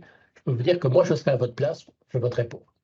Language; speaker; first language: French; native; French